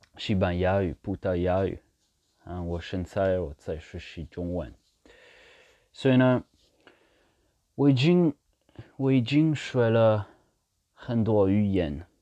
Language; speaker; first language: Chinese; non-native, learner; French